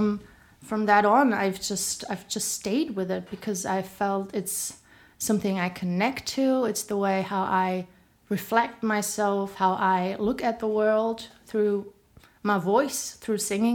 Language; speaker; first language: English; non-native, fluent; German